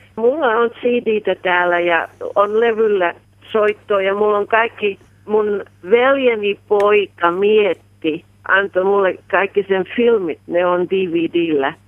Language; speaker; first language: Finnish; early bilingual, heritage; Finnish